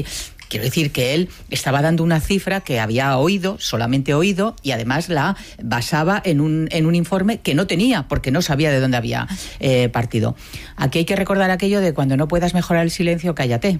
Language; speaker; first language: Spanish; native; Spanish